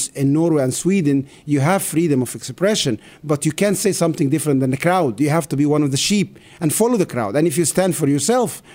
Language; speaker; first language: English; non-native, fluent; Arabic